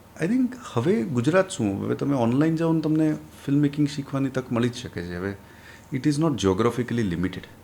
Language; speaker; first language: Gujarati; non-native, local second language; Marwari